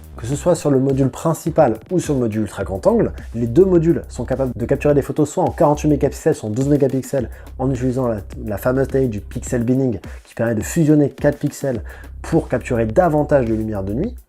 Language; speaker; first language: French; native; French